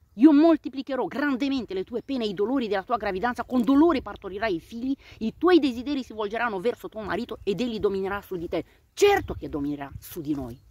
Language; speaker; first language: Italian; non-native, fluent; Romanian